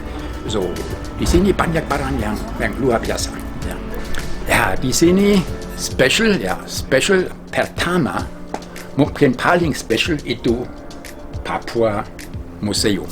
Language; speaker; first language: Indonesian; non-native, fluent; German